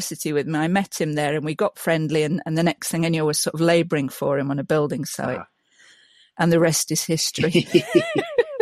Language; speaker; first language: English; native; English